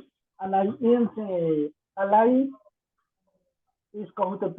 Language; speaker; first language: English; non-native, learner; Spanish